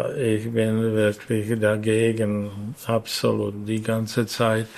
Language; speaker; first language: German; non-native, fluent; Czech